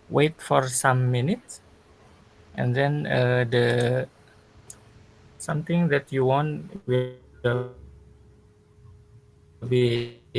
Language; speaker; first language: English; non-native, learner; Sundanese